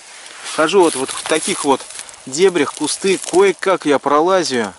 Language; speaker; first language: Russian; native; Russian